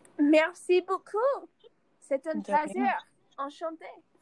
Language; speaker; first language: French; non-native, learner; English